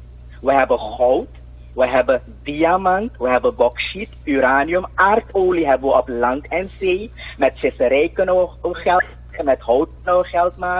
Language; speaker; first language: Dutch; native; Dutch